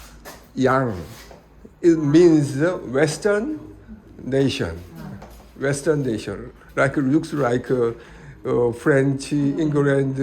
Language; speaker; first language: English; non-native, learner; Korean